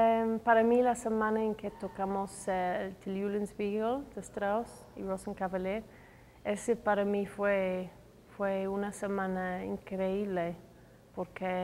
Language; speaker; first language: Spanish; non-native, fluent; English